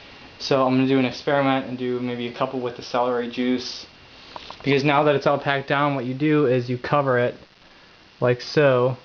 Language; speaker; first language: English; native; English